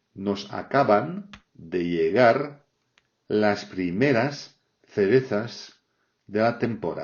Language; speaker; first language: Spanish; non-native, fluent; French